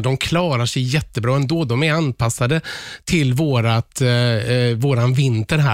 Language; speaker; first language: Swedish; native; Swedish